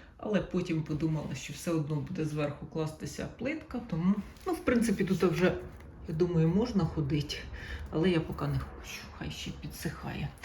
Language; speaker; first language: Ukrainian; non-native, local second language; Russian